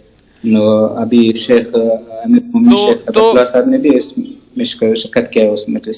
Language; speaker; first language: Urdu; non-native, fluent; Pashto